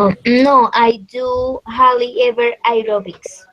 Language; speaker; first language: English; non-native, learner; Spanish